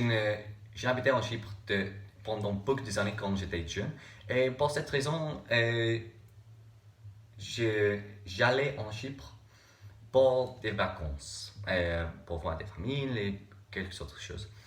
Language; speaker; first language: French; non-native, learner; English